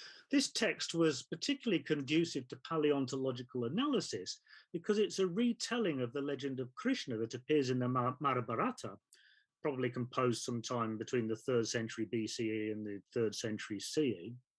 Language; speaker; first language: English; native; English